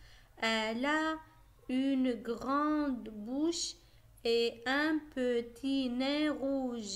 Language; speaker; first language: French; non-native, local second language; Arabic